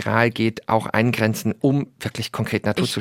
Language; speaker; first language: German; native; German